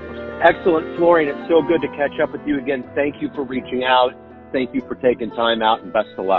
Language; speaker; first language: English; native; English